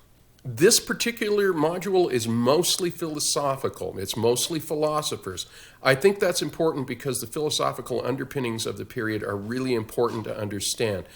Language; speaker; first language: English; native; English